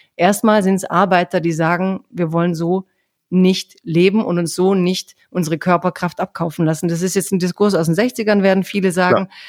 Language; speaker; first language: German; early bilingual, other home language; Croatian